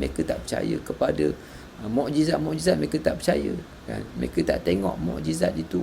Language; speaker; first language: Malay; native; Malay